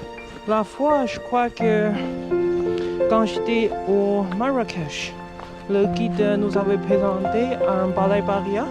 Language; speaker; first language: French; non-native, fluent; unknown